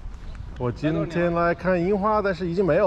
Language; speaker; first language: Chinese; non-native, learner; English